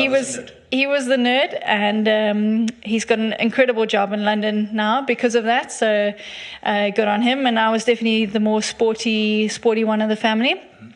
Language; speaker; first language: English; native; English